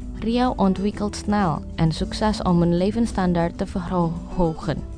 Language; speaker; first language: Dutch; non-native, learner; Indonesian